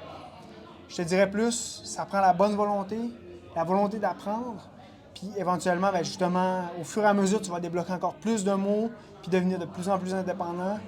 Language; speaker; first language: French; native; French